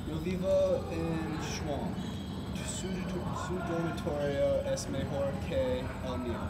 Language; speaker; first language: Spanish; non-native, learner; English